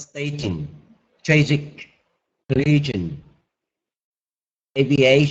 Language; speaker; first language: English; non-native, learner; Vietnamese